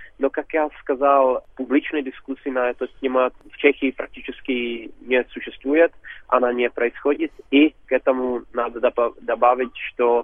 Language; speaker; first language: Czech; non-native, learner; Russian